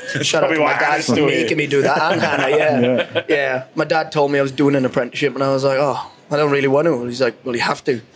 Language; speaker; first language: English; native; English